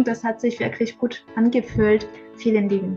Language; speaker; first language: German; non-native, learner; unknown